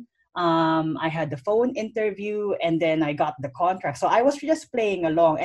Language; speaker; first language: English; non-native, local second language; Filipino